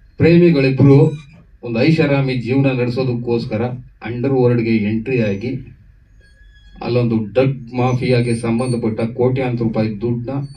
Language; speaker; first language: Kannada; native; Kannada